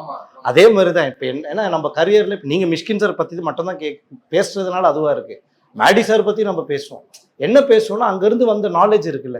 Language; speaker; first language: Tamil; native; Tamil